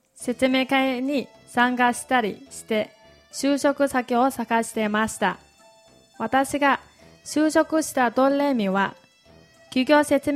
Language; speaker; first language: Japanese; non-native, fluent; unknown